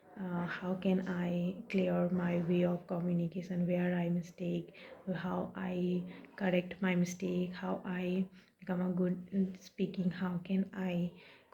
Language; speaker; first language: English; non-native, learner; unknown